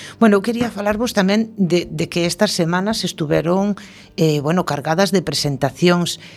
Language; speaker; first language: Galician; native; Galician